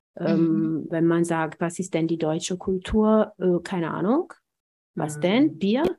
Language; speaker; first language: German; non-native, fluent; Amharic